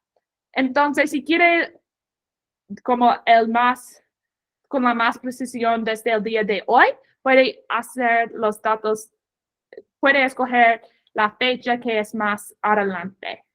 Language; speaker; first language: Spanish; non-native, fluent; English